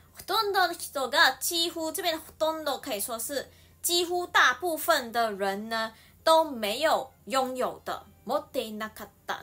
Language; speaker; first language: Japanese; non-native, fluent; Chinese